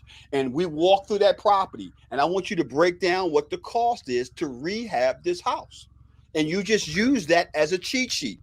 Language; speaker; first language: English; native; English